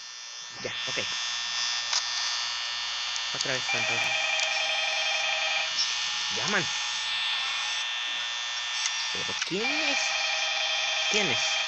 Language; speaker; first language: Spanish; native; Spanish